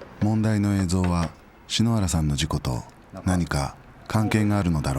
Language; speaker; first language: Japanese; native; Japanese